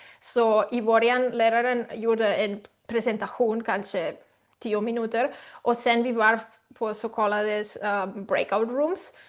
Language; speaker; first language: Swedish; non-native, learner; Spanish